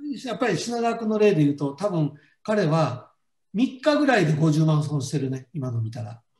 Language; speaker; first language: Japanese; native; Japanese